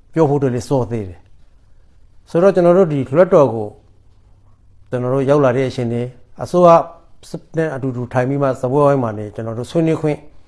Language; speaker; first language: Burmese; native; Burmese